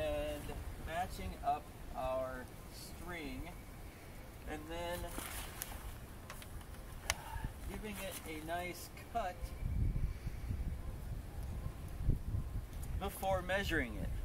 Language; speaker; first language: English; native; English